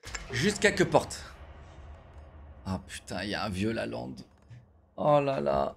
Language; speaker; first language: French; native; French